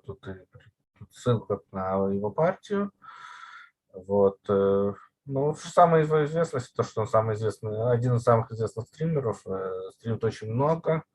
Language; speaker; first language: Russian; native; Russian